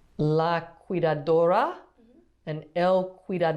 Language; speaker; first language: Spanish; non-native, learner; English